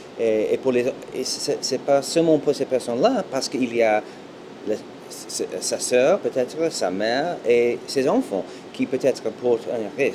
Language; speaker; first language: French; non-native, fluent; English